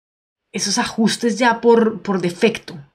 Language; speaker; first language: Spanish; native; Spanish